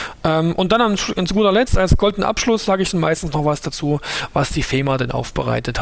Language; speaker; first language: German; native; German